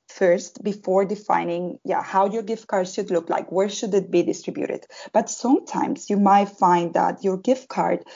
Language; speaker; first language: English; non-native, fluent; Spanish